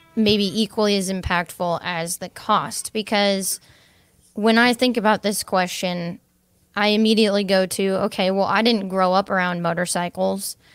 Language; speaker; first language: English; native; English